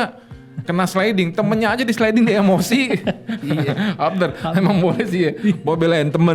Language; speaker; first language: Indonesian; native; Indonesian